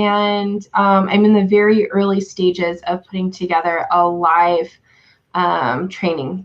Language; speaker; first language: English; native; English